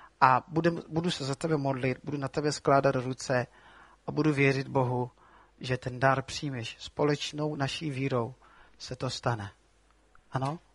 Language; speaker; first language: Czech; non-native, fluent; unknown